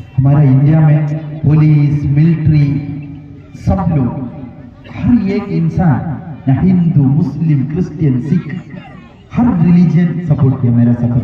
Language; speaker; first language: Hindi; non-native, local second language; Malayalam